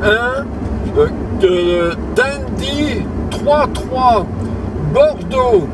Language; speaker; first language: English; non-native, learner; French